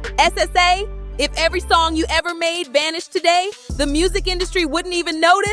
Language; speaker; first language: English; native; English